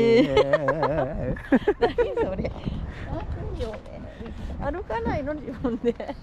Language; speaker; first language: Japanese; native; Japanese